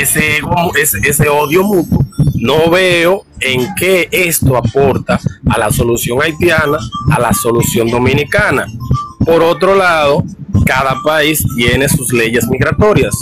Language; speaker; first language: Spanish; native; Spanish